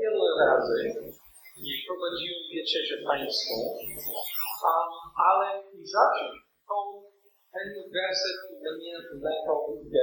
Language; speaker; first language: Polish; non-native, fluent; English